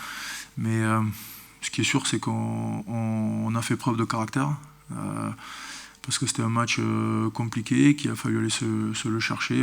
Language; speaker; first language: French; native; French